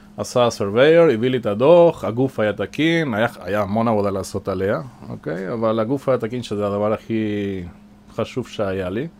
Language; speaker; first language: Hebrew; non-native, fluent; Spanish